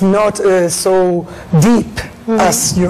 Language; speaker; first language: English; non-native, learner; Spanish